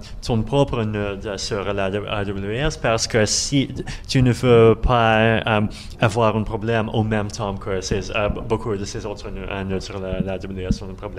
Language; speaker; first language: French; non-native, learner; Russian